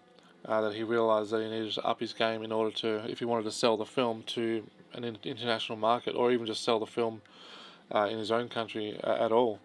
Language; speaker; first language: English; native; English